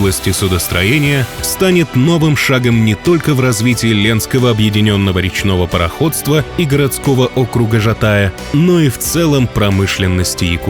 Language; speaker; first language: Russian; native; Russian